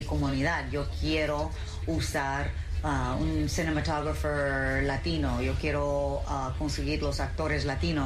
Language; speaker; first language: Spanish; early bilingual, heritage; English